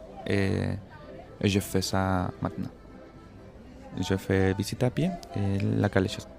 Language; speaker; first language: French; non-native, fluent; Spanish